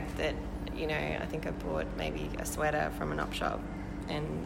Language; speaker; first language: English; native; English